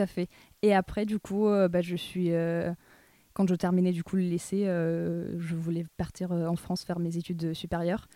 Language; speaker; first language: French; non-native, fluent; Russian